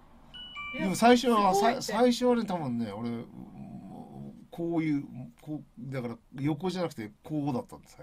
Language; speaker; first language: Japanese; native; Japanese